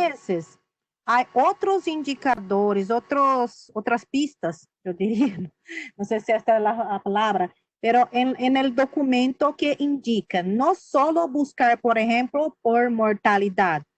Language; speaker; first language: Spanish; non-native, fluent; Portuguese